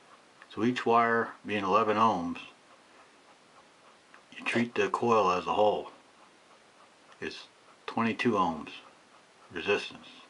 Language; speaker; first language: English; native; English